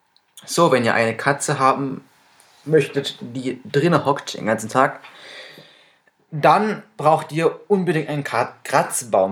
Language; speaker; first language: German; native; German